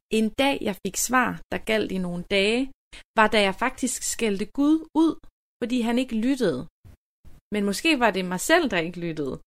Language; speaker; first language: Danish; native; Danish